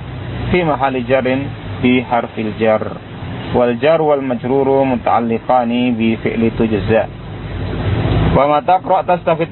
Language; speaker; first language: Arabic; non-native, fluent; Indonesian